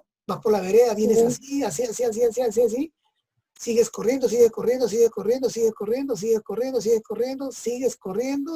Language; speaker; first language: Spanish; native; Spanish